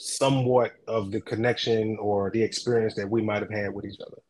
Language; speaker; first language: English; native; English